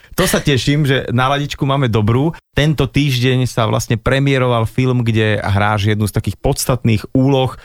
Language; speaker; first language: Slovak; native; Slovak